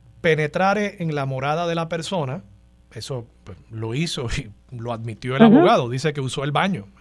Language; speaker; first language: Spanish; native; Spanish